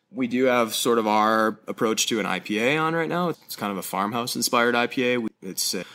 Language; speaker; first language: English; native; English